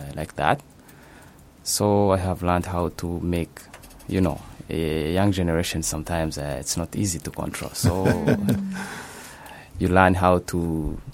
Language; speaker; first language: English; non-native, local second language; Kinyarwanda